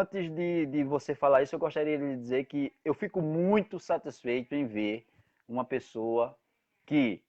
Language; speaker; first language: Portuguese; native; Portuguese